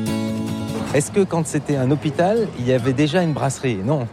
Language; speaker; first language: French; native; French